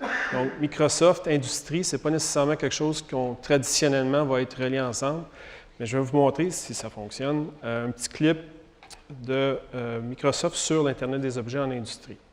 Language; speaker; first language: French; native; French